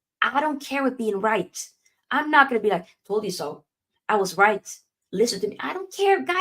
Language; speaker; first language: English; native; English